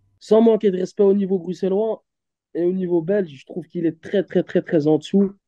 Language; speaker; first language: French; early bilingual, other home language; Turkish